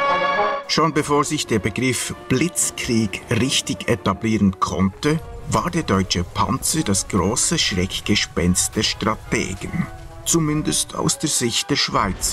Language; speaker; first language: German; native; German